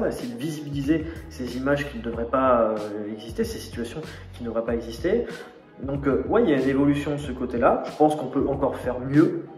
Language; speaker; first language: French; native; French